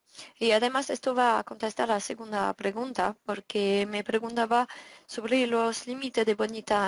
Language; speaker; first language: Spanish; non-native, fluent; French